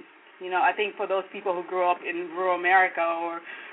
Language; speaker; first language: English; non-native, local second language; Kikuyu